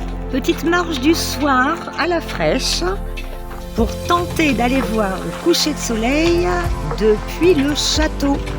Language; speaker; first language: French; native; French